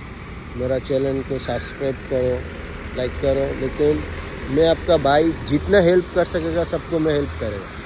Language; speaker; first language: Hindi; non-native, learner; Bangla